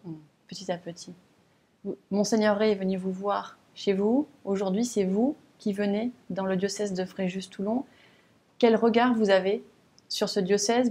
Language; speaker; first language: French; native; French